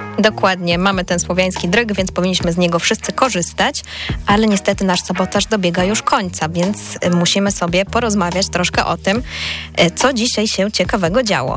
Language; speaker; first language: Polish; native; Polish